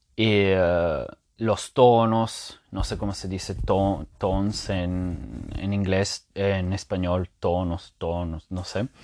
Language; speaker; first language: Spanish; non-native, fluent; French